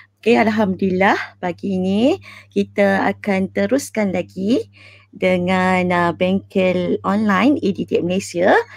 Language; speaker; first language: Malay; native; Malay